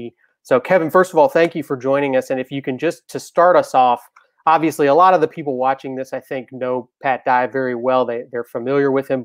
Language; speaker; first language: English; native; English